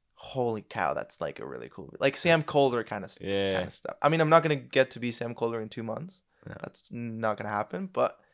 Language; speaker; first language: English; non-native, fluent; Spanish